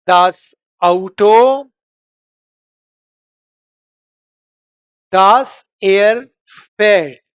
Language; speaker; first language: German; non-native, fluent; Hindi